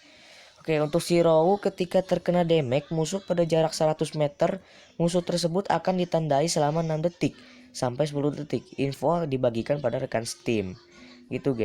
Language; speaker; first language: Indonesian; native; Indonesian